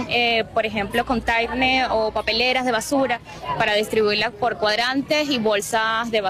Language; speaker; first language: Spanish; native; Spanish